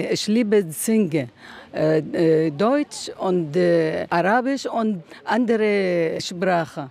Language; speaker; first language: German; non-native, learner; Arabic